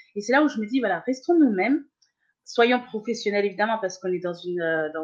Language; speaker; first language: French; early bilingual, other home language; Kabuverdianu